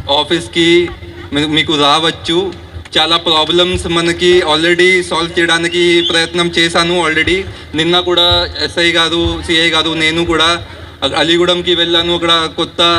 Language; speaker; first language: Telugu; non-native, learner; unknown